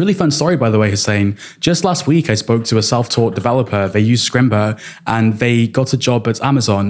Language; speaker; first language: English; native; English